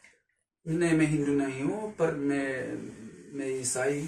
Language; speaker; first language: Hindi; non-native, learner; Swedish